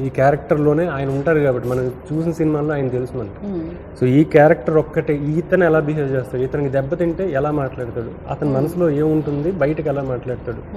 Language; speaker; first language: Telugu; native; Telugu